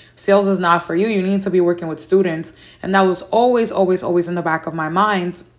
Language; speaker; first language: English; native; English